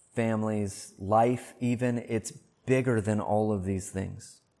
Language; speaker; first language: English; native; English